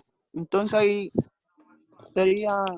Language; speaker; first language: Spanish; native; Spanish